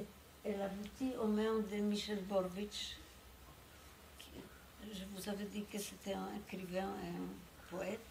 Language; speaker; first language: French; non-native, fluent; Polish